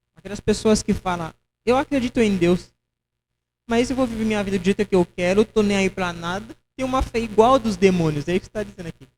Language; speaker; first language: Portuguese; non-native, fluent; Haitian Creole